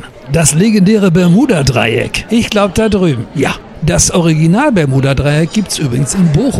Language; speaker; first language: German; native; German